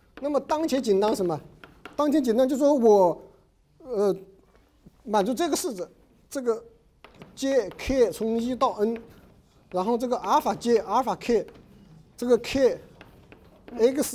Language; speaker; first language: Chinese; native; Chinese